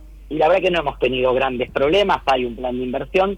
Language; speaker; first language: Spanish; native; Spanish